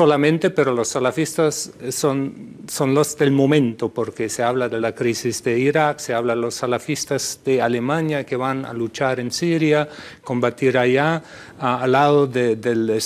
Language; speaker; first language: Spanish; non-native, fluent; German